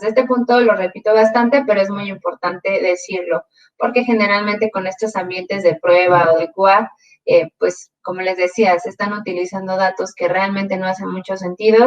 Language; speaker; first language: Spanish; native; Spanish